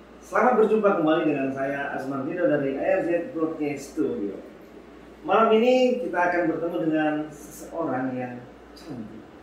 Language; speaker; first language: Indonesian; native; Indonesian